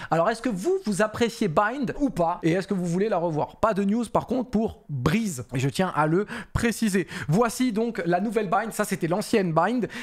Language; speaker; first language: French; native; French